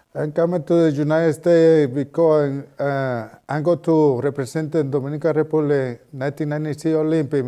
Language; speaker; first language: English; non-native, learner; Spanish